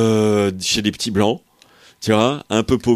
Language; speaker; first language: French; native; French